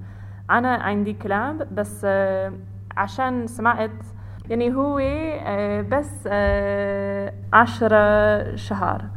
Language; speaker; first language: Arabic; non-native, learner; English